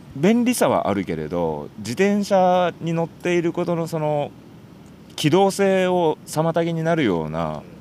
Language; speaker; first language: Japanese; native; Japanese